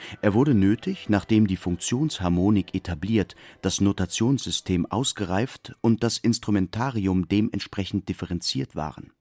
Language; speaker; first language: German; native; German